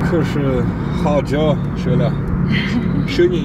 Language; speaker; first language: Chinese; non-native, learner; Polish